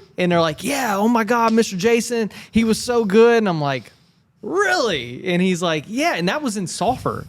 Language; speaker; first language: English; native; English